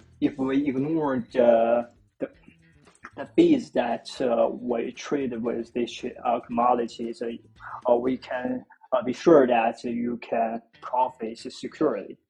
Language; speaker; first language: English; non-native, fluent; Chinese